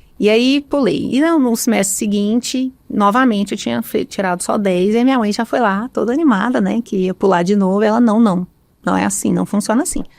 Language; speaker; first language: Portuguese; native; Portuguese